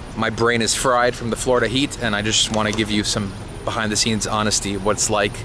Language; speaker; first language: English; native; English